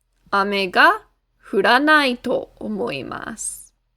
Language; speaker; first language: Japanese; non-native, fluent; English